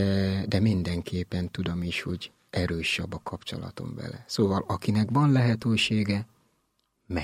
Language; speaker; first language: Hungarian; non-native, learner; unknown